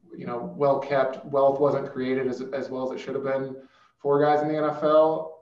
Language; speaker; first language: English; native; English